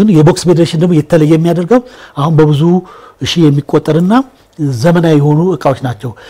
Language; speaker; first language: Amharic; native; Amharic